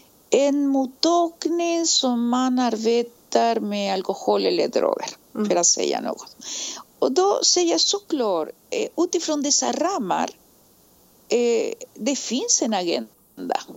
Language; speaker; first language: Swedish; non-native, fluent; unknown